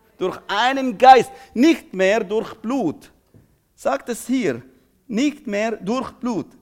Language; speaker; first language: German; non-native, fluent; Arabic